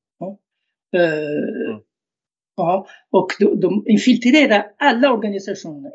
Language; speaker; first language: Swedish; non-native, fluent; Arabic